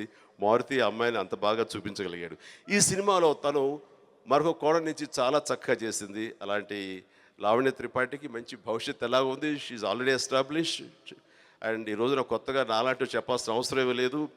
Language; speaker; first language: Telugu; native; Telugu